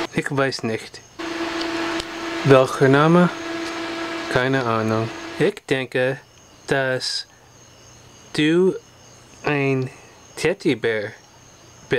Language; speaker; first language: German; non-native, learner; Russian